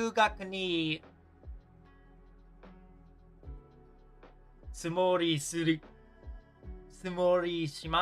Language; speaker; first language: Japanese; non-native, learner; English